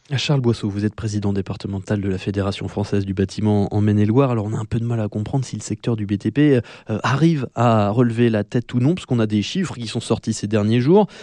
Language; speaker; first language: French; native; French